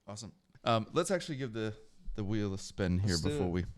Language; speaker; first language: English; native; English